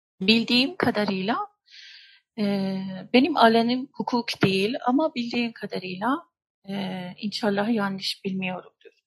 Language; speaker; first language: Turkish; non-native, fluent; Persian